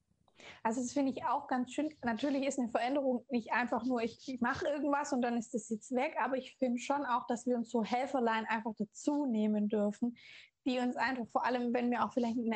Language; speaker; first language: German; native; German